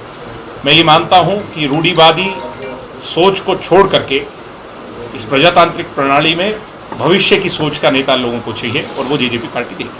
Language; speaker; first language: Hindi; native; Hindi